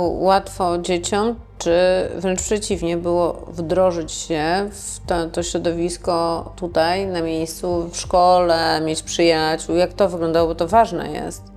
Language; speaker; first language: Polish; native; Polish